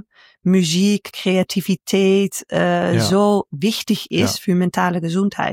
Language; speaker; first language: German; non-native, learner; Dutch